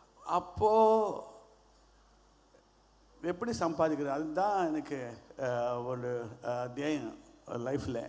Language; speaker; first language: Tamil; non-native, learner; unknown